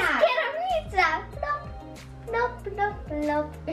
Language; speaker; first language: Polish; early bilingual, heritage; Polish